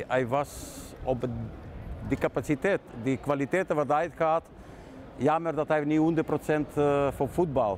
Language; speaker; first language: Dutch; non-native, fluent; Serbian